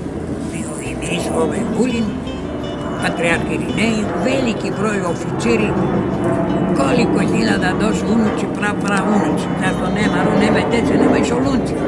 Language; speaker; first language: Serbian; early bilingual, heritage; Greek